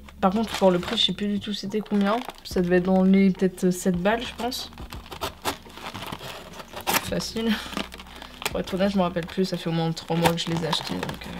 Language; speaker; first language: French; native; French